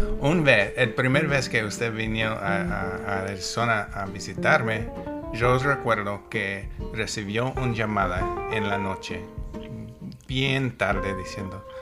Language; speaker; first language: Spanish; non-native, learner; English